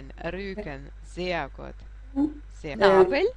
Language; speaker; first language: German; non-native, fluent; Russian